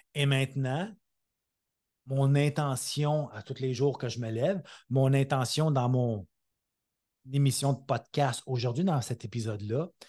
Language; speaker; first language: French; native; French